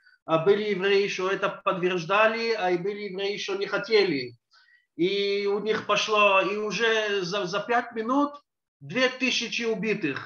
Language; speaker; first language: Russian; early bilingual, heritage; Russian